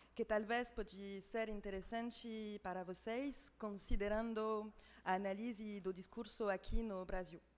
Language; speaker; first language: Portuguese; non-native, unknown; French